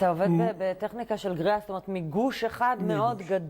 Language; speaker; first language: Hebrew; native; Hebrew